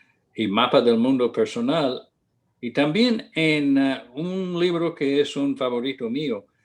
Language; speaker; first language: Spanish; non-native, fluent; English